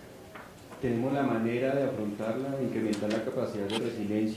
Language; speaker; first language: Spanish; native; Spanish